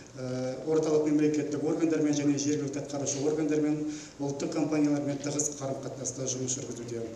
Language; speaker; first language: Kazakh; native; Kazakh